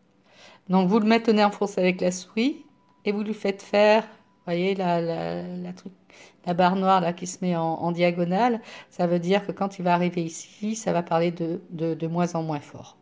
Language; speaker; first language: French; native; French